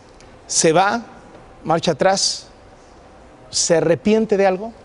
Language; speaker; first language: Spanish; native; Spanish